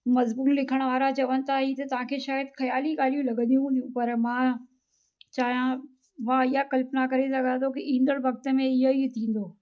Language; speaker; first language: Sindhi; native; Sindhi